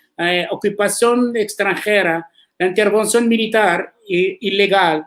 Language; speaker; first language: Spanish; non-native, learner; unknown